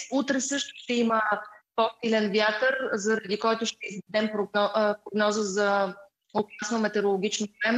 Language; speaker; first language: Bulgarian; native; Bulgarian